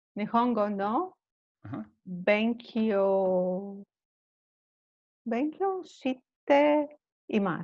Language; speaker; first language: Japanese; non-native, learner; English